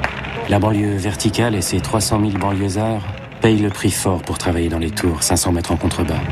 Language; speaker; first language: French; native; French